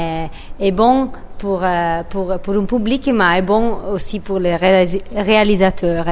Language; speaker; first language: French; non-native, learner; Italian